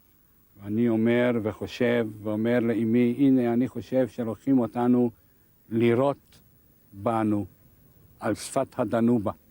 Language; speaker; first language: Hebrew; non-native, fluent; Hungarian